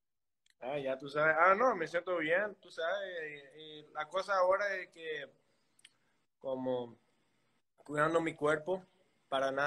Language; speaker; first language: Spanish; early bilingual, heritage; English